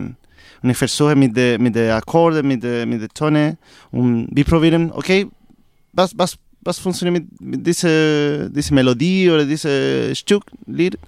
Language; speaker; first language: German; non-native, learner; Spanish